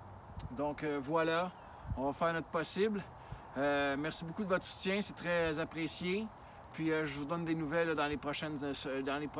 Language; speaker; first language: French; native; French